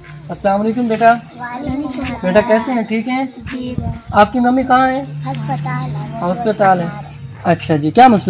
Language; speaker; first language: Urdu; non-native, local second language; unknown